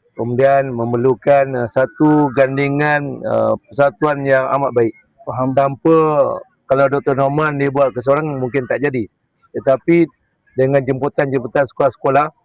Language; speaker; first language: Malay; native; Malay